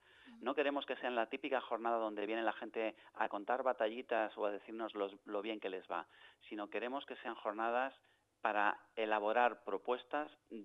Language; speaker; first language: Spanish; native; Spanish